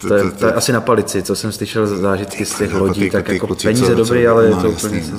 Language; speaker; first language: Czech; native; Czech